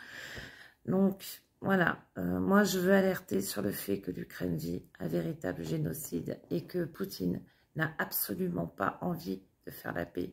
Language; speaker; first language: French; native; French